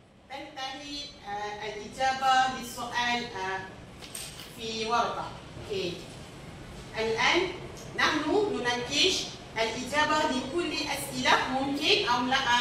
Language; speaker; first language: Arabic; non-native, learner; Malay